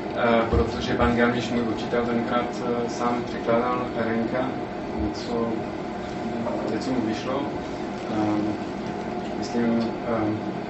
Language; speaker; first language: Czech; non-native, fluent; French